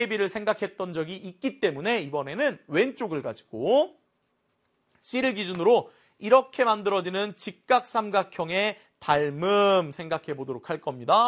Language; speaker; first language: Korean; native; Korean